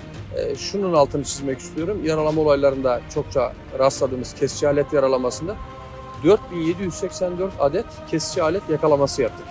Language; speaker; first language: Turkish; native; Turkish